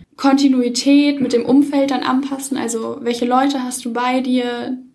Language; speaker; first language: German; native; German